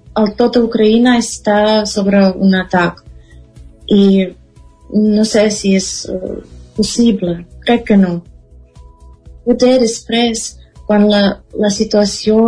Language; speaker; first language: Catalan; non-native, fluent; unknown